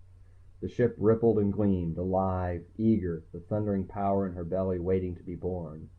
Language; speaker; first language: English; native; English